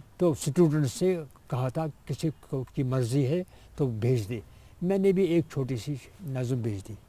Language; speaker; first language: Urdu; non-native, local second language; Kashmiri